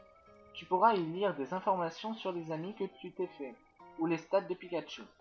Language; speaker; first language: French; native; French